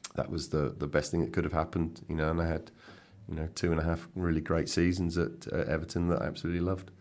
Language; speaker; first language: English; native; English